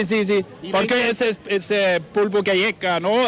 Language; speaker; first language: Spanish; non-native, learner; Danish